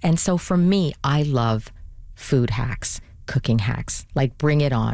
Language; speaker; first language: English; native; English